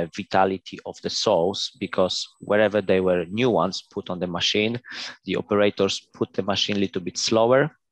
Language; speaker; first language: English; non-native, fluent; Polish